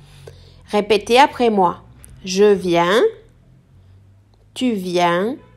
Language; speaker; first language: French; non-native, fluent; Italian